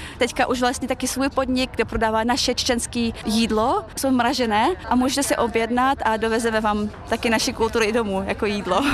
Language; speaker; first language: Czech; early bilingual, other home language; Chechen